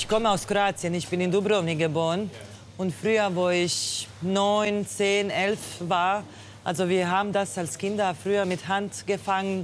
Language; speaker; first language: German; non-native, fluent; Croatian